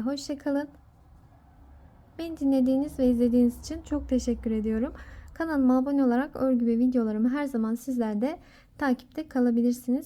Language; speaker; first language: Turkish; native; Turkish